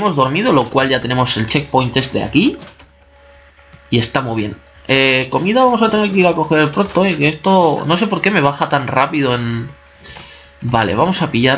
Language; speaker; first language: Spanish; native; Spanish